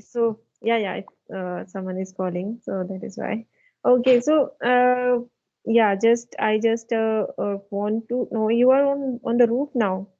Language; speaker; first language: English; non-native, fluent; Hindi